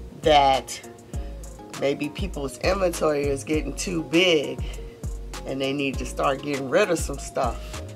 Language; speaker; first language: English; native; English